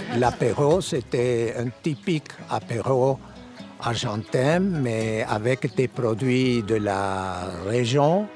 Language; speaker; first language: French; non-native, fluent; Spanish